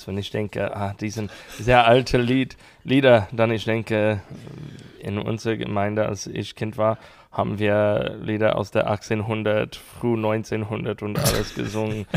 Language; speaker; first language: German; non-native, learner; English